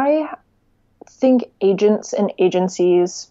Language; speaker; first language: English; native; English